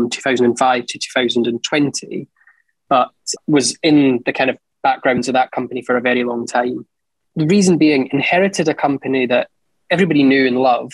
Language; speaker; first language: English; native; English